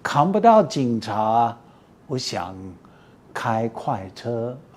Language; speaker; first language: Chinese; non-native, fluent; English